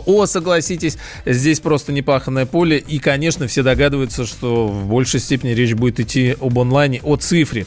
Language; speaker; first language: Russian; native; Russian